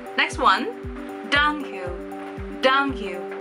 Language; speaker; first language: English; non-native, fluent; Chinese